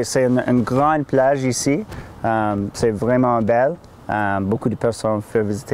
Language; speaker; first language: French; non-native, learner; English